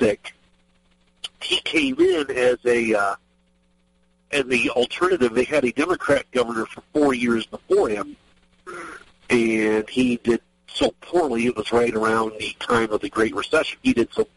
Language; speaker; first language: English; native; English